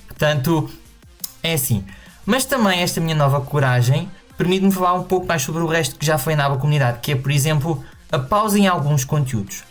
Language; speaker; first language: Portuguese; native; Portuguese